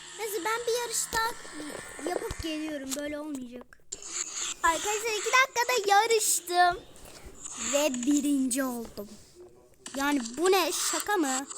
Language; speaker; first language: Turkish; native; Turkish